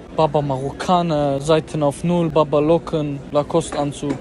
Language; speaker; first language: German; native; German